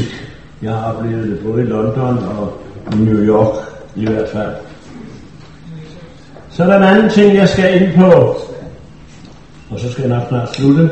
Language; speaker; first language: Danish; native; Danish